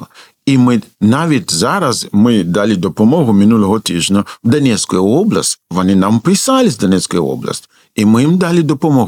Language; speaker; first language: Ukrainian; non-native, fluent; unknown